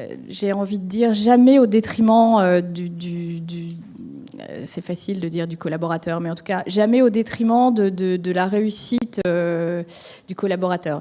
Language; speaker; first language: French; native; French